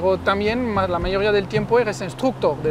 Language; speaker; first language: Spanish; native; Spanish